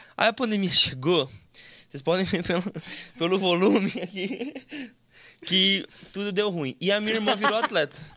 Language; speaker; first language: Portuguese; native; Portuguese